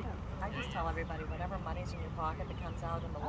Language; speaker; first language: English; native; English